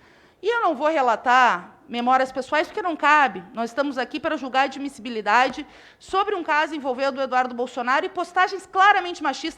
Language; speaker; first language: Portuguese; native; Portuguese